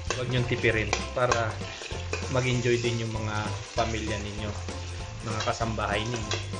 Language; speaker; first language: Filipino; non-native, local second language; Pampanga